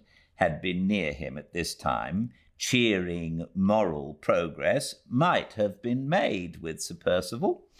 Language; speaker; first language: English; native; English